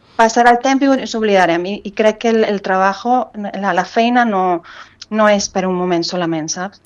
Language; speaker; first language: Catalan; non-native, fluent; Spanish